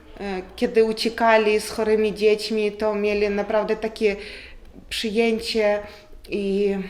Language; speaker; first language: Polish; non-native, learner; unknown